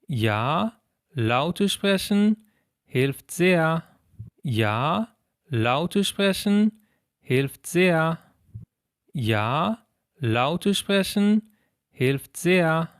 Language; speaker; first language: German; non-native, fluent; Persian